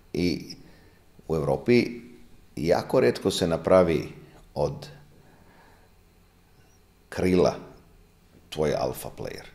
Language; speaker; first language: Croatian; non-native, fluent; Italian